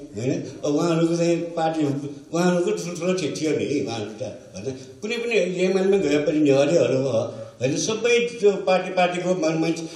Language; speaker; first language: Nepali; non-native, local second language; Newari